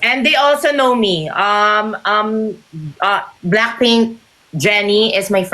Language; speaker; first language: English; non-native, fluent; Filipino